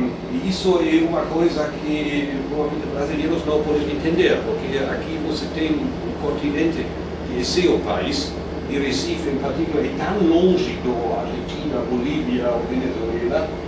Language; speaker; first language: Portuguese; non-native, fluent; German